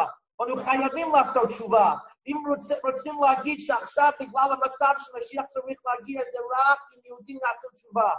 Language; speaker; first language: Hebrew; non-native, fluent; English